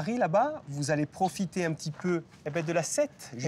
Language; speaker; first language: French; native; French